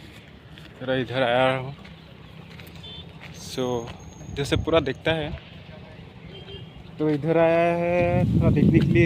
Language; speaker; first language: Hindi; non-native, local second language; Assamese